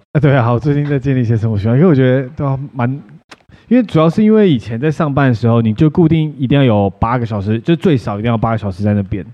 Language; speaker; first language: Chinese; native; Chinese